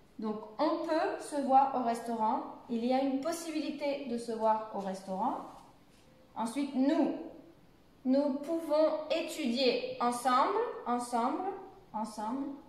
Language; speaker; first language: French; native; French